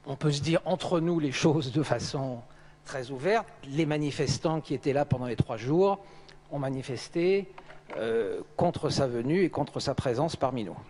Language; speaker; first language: French; native; French